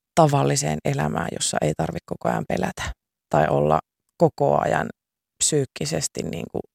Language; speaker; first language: Finnish; native; Finnish